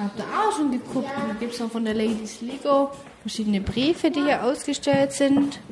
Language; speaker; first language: German; native; German